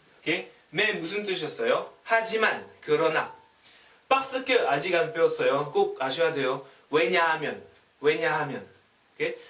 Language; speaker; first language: Korean; non-native, fluent; French